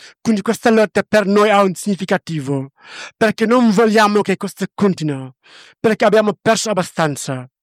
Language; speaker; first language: Italian; non-native, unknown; Wolof